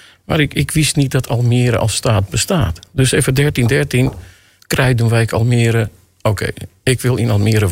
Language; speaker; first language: Dutch; non-native, fluent; Armenian